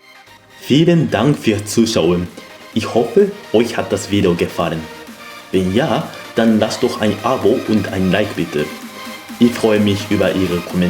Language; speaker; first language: German; non-native, fluent; Japanese